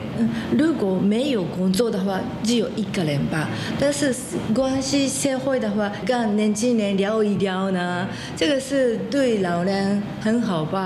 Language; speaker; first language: Chinese; non-native, fluent; Japanese